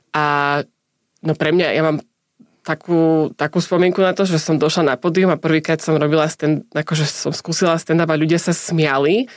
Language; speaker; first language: Slovak; native; Slovak